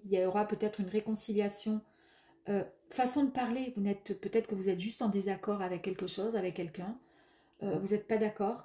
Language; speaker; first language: French; native; French